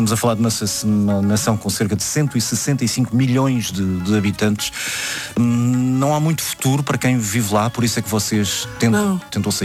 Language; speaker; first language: Portuguese; native; Portuguese